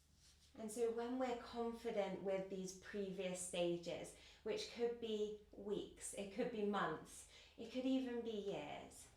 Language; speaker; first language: English; native; English